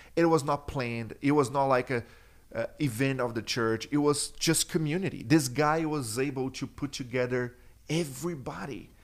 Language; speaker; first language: English; non-native, fluent; Portuguese